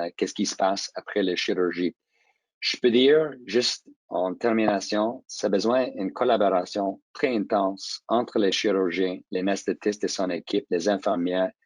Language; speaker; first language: French; non-native, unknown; English